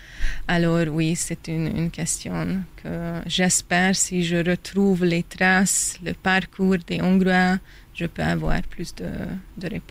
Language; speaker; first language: French; non-native, fluent; Hungarian